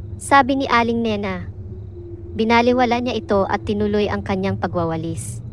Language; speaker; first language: Filipino; native; Filipino